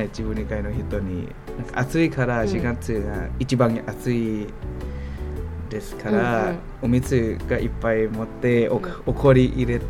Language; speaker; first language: Japanese; non-native, learner; Thai